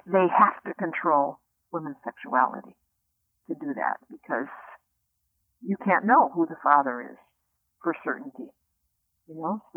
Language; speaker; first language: English; native; English